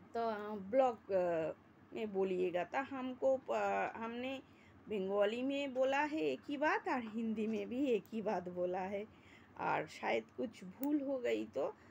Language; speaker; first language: Hindi; non-native, local second language; Bangla